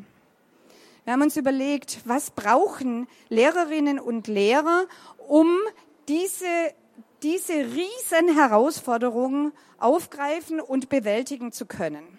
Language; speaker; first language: German; native; German